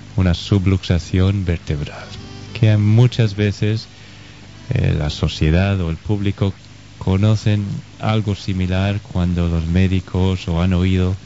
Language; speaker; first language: Spanish; non-native, fluent; English